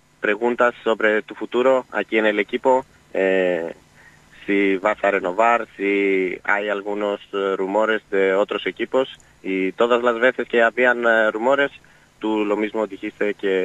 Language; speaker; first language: Spanish; non-native, learner; Greek